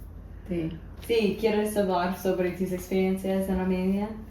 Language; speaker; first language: Spanish; non-native, learner; English